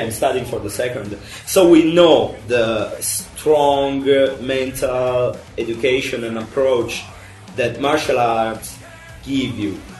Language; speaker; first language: English; non-native, fluent; Italian